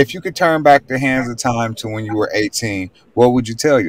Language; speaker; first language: English; native; English